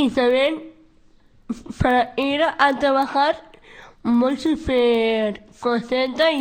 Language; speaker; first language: Spanish; non-native, local second language; Basque